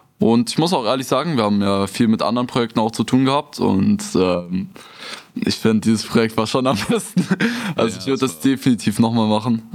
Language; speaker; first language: German; native; German